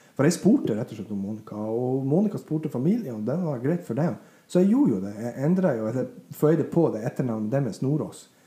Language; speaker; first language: Norwegian; non-native, fluent; Bosnian